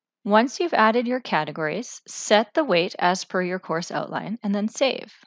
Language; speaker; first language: English; native; English